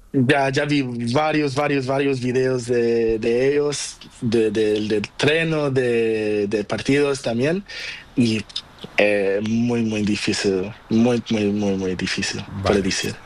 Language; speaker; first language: Spanish; non-native, learner; Portuguese